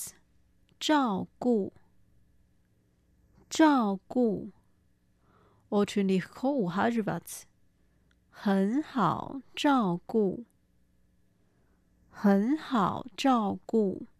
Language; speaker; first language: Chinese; non-native, fluent; Russian